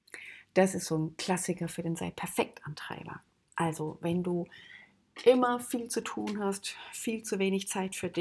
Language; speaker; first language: German; native; German